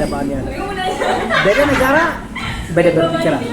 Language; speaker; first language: Indonesian; non-native, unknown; Arabic